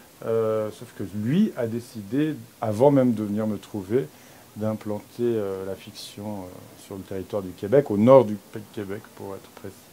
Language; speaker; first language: French; native; French